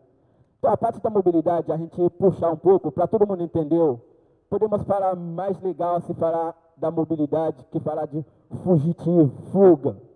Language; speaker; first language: Portuguese; non-native, learner; Haitian Creole